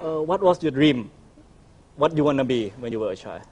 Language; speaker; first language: English; non-native, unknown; Thai